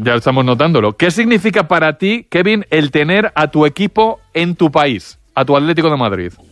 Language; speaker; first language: Spanish; native; Spanish